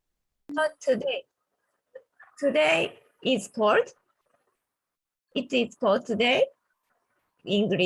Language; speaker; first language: English; non-native, learner; Japanese